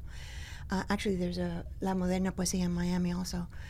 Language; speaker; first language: English; early bilingual, other home language; Spanish